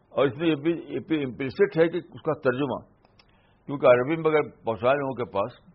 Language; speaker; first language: Urdu; native; Urdu